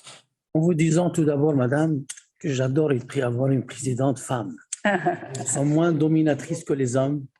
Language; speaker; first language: French; non-native, local second language; Arabic